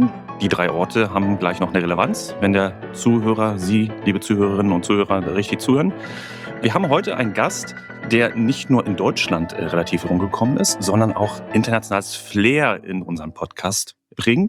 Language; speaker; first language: German; native; German